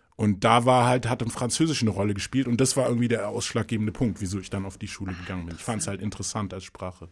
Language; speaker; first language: German; early bilingual, other home language; English